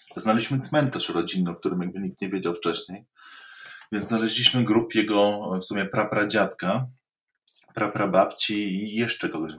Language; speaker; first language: Polish; native; Polish